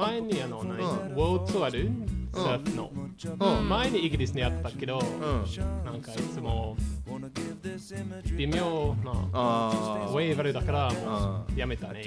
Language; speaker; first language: Japanese; non-native, fluent; English